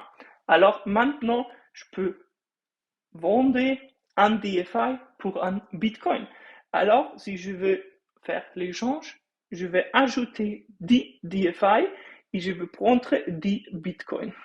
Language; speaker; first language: French; non-native, fluent; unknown